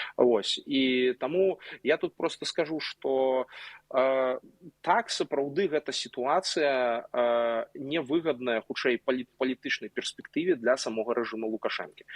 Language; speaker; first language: Belarusian; non-native, local second language; Russian